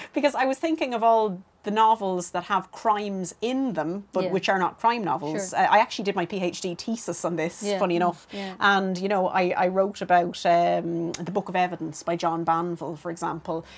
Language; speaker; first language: English; native; English